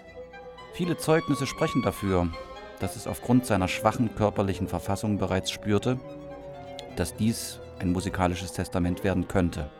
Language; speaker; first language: German; native; German